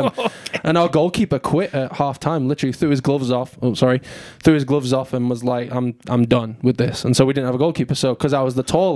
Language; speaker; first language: English; native; English